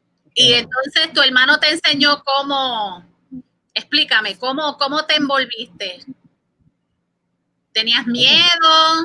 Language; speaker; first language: Spanish; early bilingual, heritage; Spanish